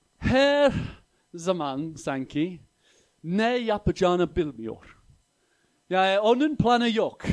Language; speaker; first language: Turkish; non-native, fluent; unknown